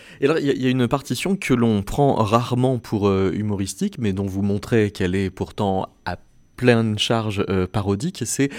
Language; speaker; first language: French; native; French